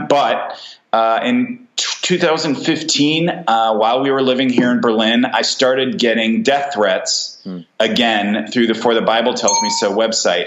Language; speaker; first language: English; native; English